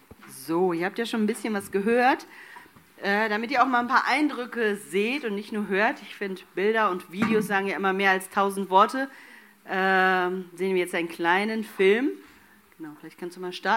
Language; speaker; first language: German; early bilingual, other home language; Tamil